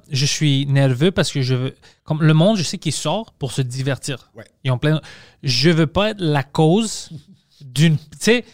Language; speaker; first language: French; early bilingual, other home language; Greek